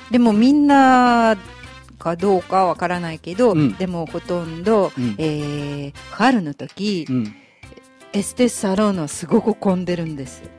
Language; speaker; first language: Japanese; non-native, fluent; Russian